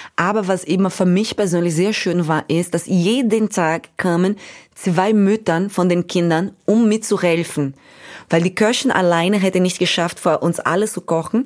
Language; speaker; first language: German; non-native, fluent; Portuguese